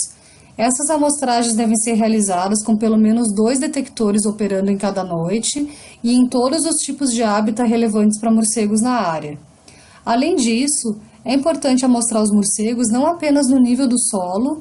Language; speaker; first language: Portuguese; native; Portuguese